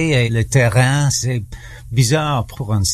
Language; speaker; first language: French; non-native, learner; English